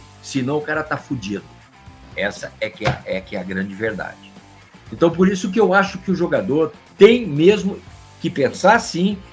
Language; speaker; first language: Portuguese; native; Portuguese